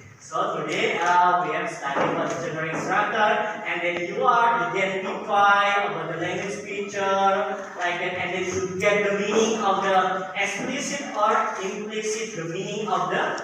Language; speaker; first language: English; non-native, learner; Indonesian